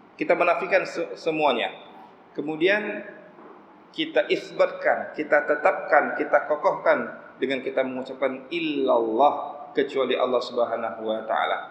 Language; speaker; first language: Malay; non-native, local second language; Achinese